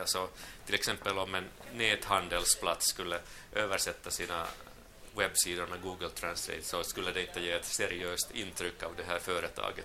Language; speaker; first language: Swedish; non-native, local second language; Finnish